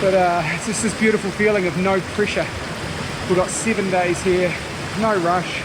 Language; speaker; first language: English; native; English